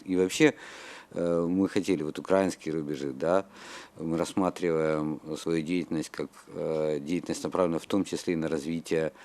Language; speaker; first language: Russian; native; Russian